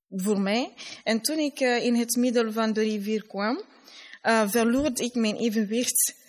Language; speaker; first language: Dutch; non-native, learner; Fula